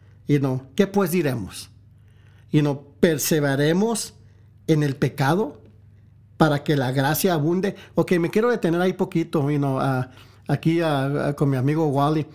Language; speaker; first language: Spanish; early bilingual, heritage; Spanish